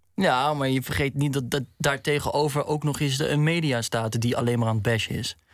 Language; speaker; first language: Dutch; native; Dutch